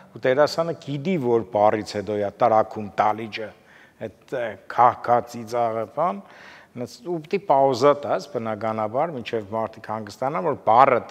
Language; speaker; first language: Armenian; native; Armenian